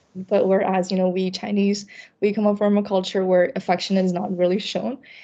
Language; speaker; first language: English; early bilingual, other home language; Chinese